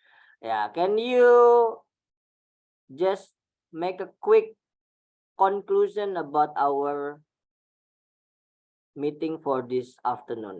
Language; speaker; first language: English; non-native, fluent; Indonesian